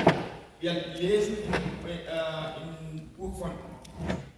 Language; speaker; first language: German; non-native, fluent; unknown